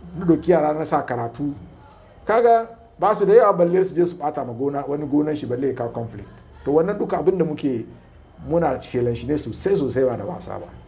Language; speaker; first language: Hausa; non-native, local second language; Fula